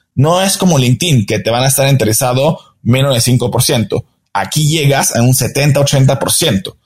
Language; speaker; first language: Spanish; non-native, fluent; Italian